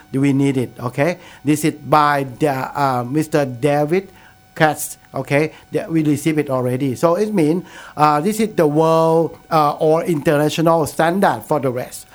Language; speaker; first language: English; non-native, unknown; Thai